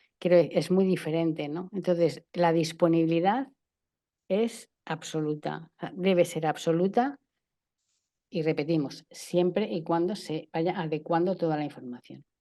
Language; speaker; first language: Spanish; native; Spanish